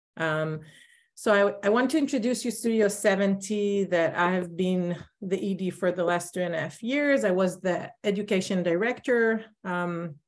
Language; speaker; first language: English; non-native, fluent; Hebrew